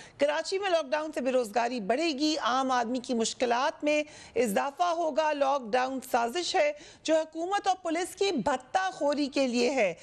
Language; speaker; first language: Urdu; native; Urdu